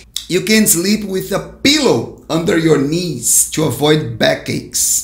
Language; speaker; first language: English; non-native, fluent; Portuguese